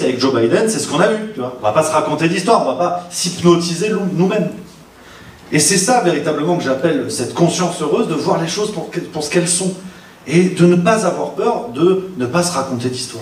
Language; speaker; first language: French; native; French